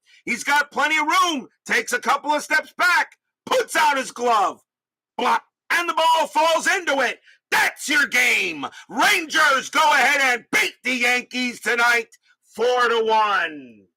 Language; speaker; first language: English; native; English